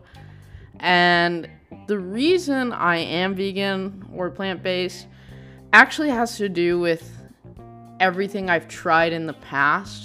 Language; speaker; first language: English; native; English